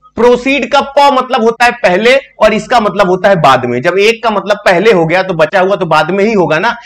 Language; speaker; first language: Hindi; native; Hindi